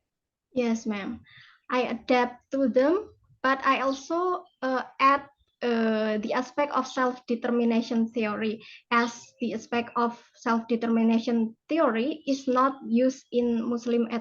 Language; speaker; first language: English; non-native, fluent; Indonesian